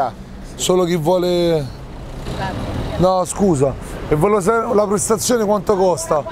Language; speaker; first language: Italian; native; Italian